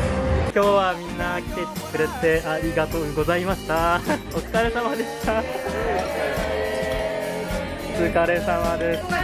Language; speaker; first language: Japanese; native; Japanese